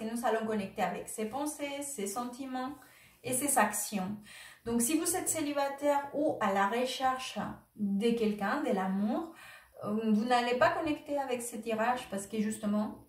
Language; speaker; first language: French; non-native, fluent; Spanish